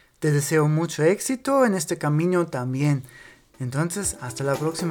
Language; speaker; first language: Spanish; non-native, fluent; German